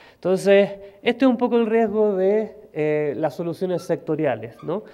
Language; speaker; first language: Spanish; native; Spanish